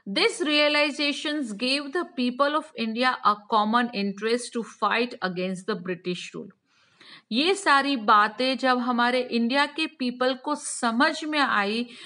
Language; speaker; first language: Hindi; non-native, local second language; Gujarati